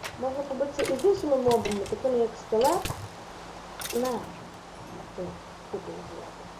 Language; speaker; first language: Ukrainian; native; Ukrainian